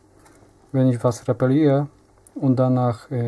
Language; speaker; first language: German; non-native, learner; Polish